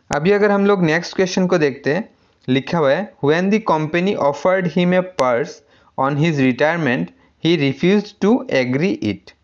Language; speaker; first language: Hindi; non-native, local second language; Assamese